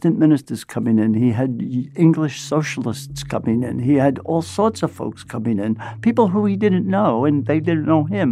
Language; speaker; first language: English; native; English